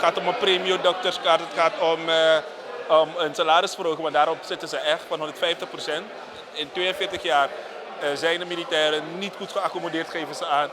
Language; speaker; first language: Dutch; native; Dutch